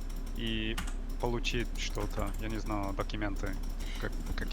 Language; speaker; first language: Russian; non-native, learner; English